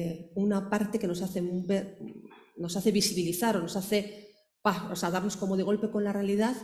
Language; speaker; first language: Spanish; native; Spanish